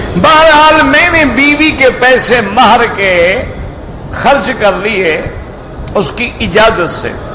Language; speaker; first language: Urdu; native; Urdu